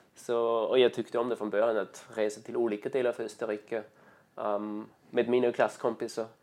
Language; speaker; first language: Swedish; non-native, fluent; German